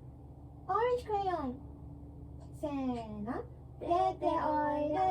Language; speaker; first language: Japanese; early bilingual, heritage; Japanese